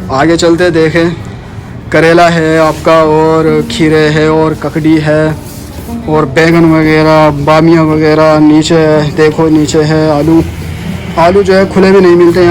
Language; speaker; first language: Urdu; native; Urdu